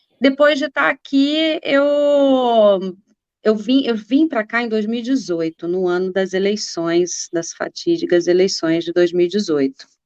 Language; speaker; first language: Portuguese; native; Portuguese